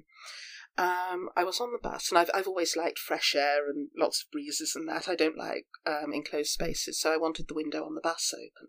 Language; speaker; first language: English; native; English